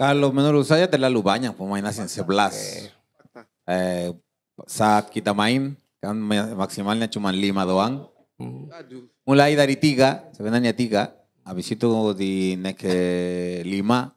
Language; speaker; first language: Indonesian; non-native, fluent; Spanish